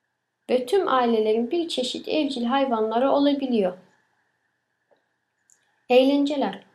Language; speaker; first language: Turkish; early bilingual, other home language; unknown